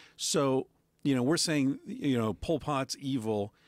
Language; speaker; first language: English; native; English